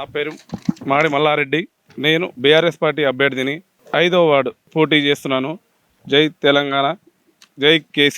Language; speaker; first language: Telugu; native; Telugu